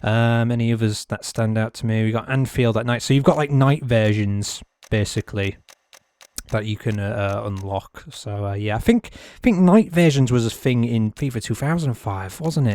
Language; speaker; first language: English; native; English